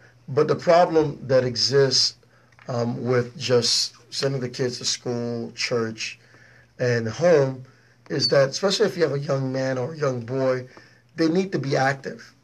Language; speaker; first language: English; early bilingual, other home language; Haitian Creole